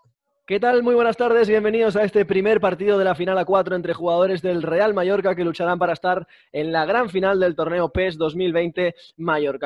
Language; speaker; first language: Spanish; native; Spanish